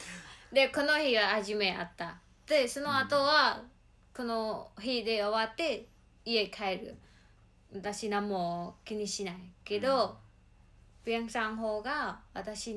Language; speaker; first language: Japanese; non-native, learner; Mongolian